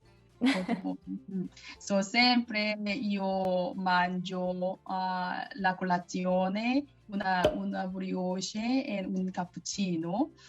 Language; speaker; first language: Italian; non-native, learner; Korean